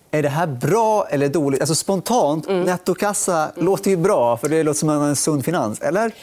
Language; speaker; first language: Swedish; native; Swedish